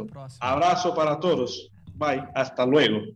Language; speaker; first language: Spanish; non-native, learner; Portuguese